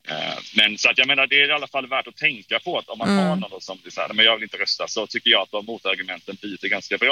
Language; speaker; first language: Swedish; native; Swedish